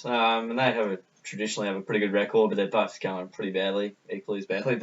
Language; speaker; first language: English; native; English